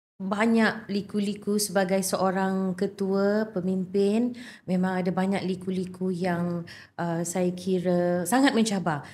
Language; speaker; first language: Malay; native; Malay